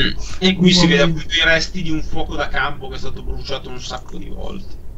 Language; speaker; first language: Italian; native; Italian